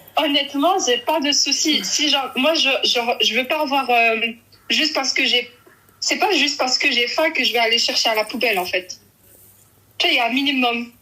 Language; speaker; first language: French; early bilingual, other home language; Arabic